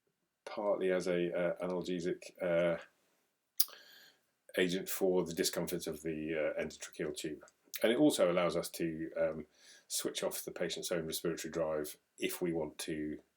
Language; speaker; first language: English; native; English